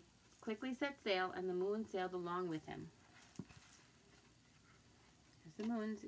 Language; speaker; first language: English; native; English